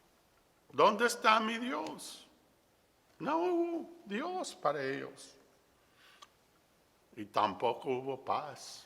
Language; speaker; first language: Spanish; non-native, fluent; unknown